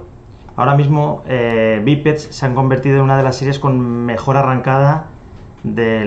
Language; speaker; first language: Spanish; native; Spanish